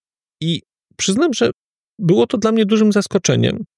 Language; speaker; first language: Polish; native; Polish